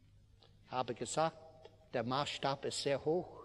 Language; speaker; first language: German; non-native, fluent; English